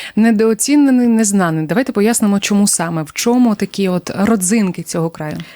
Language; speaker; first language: Ukrainian; native; Ukrainian